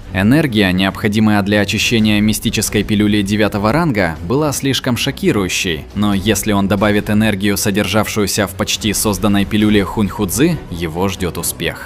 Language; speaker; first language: Russian; native; Russian